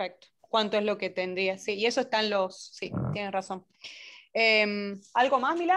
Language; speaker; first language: Spanish; native; Spanish